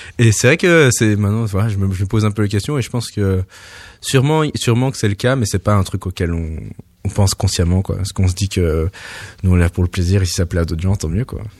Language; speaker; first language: French; early bilingual, other home language; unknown